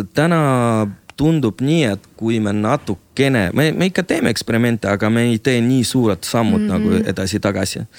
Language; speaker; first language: Estonian; non-native, local second language; Russian